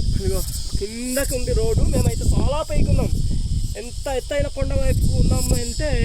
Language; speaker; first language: Telugu; non-native, local second language; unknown